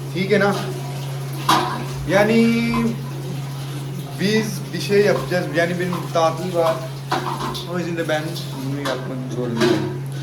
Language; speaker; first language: Turkish; non-native, learner; Urdu